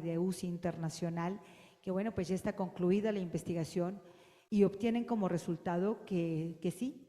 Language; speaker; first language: Spanish; native; Spanish